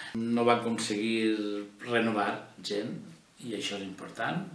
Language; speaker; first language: Catalan; native; Catalan